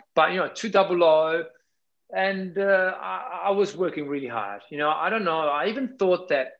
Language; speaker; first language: English; non-native, fluent; Italian